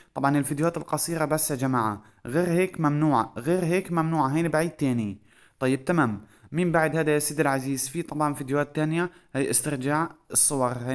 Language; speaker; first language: Arabic; native; Arabic